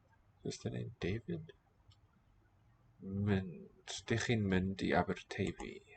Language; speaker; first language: Welsh; non-native, learner; English